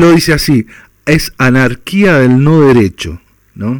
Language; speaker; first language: Spanish; native; Spanish